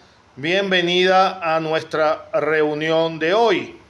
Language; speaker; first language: Spanish; native; Spanish